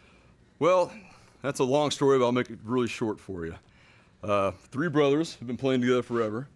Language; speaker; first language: English; native; English